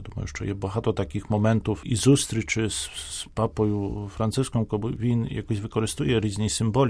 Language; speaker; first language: Ukrainian; non-native, fluent; Polish